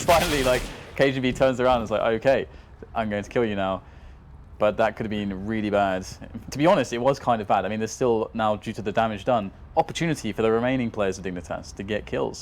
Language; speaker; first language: English; native; English